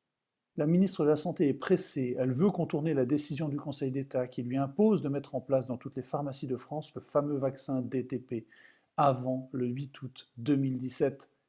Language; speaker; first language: French; native; French